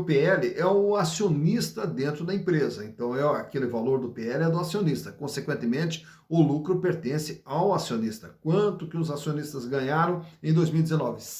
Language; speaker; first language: Portuguese; native; Portuguese